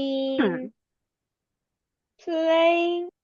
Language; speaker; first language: English; non-native, learner; Korean